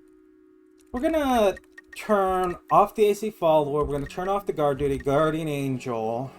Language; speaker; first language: English; native; English